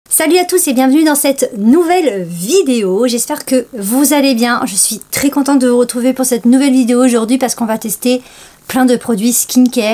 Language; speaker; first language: French; native; French